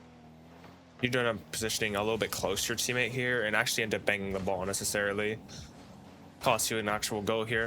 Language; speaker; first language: English; native; English